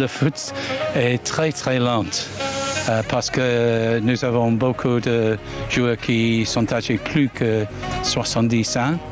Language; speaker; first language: French; non-native, learner; English